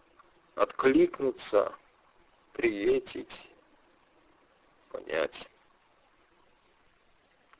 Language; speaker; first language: Russian; native; Russian